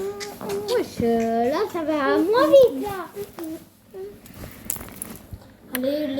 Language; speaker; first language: French; native; French